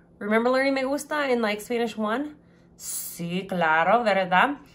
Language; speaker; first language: Spanish; non-native, fluent; English